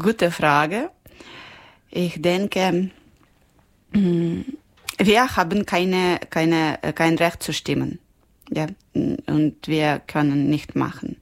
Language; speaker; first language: German; non-native, learner; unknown